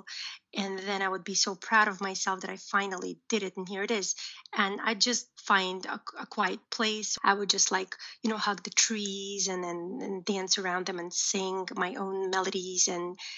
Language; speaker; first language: English; early bilingual, other home language; Uzbek